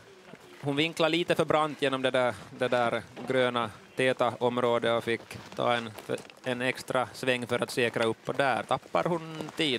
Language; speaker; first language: Swedish; native; Swedish